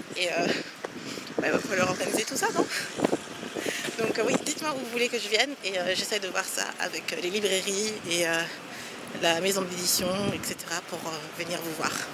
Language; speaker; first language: French; early bilingual, other home language; German